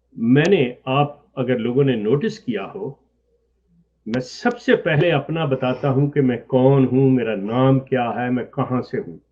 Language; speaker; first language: Urdu; non-native, local second language; Punjabi